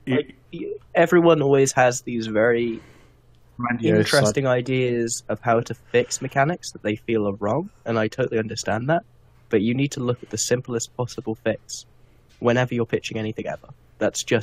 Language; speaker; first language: English; native; English